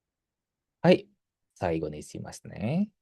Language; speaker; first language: Japanese; non-native, fluent; Indonesian